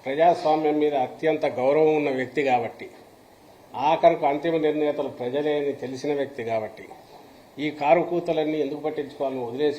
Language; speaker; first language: Telugu; native; Telugu